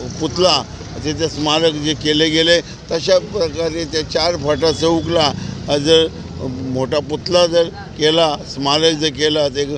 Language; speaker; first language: Marathi; native; Marathi